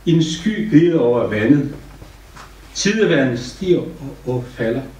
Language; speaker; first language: Danish; non-native, fluent; Turkish